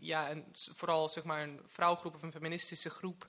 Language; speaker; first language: Dutch; non-native, fluent; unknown